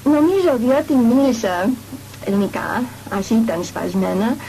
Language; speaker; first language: Greek; non-native, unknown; English